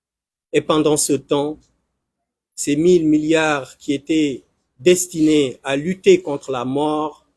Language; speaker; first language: French; non-native, local second language; Wolof